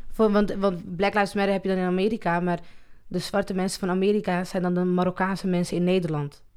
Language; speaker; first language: Dutch; early bilingual, other home language; Arabic